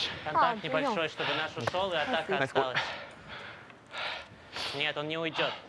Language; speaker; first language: Russian; native; Russian